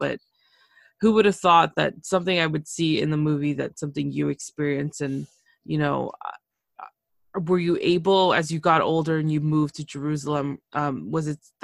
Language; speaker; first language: English; early bilingual, other home language; Spanish